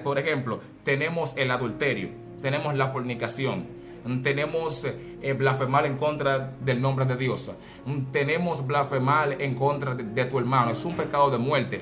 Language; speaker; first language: Spanish; native; Spanish